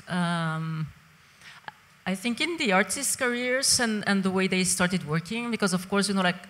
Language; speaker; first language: English; non-native, fluent; Spanish